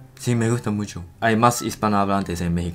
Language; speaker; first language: Spanish; non-native, fluent; Japanese